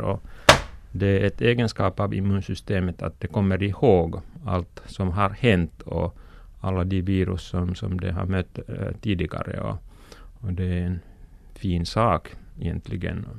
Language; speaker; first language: Swedish; non-native, local second language; Finnish